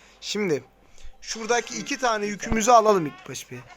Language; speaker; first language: Turkish; native; Turkish